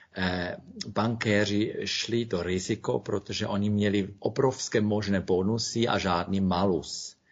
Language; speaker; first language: Czech; non-native, fluent; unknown